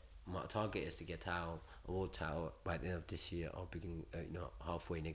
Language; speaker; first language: English; early bilingual, other home language; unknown